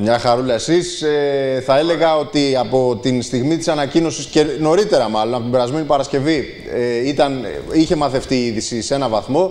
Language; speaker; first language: Greek; native; Greek